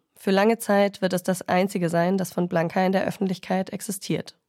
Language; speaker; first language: German; native; German